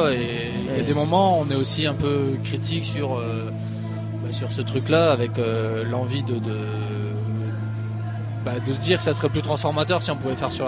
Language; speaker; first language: French; native; French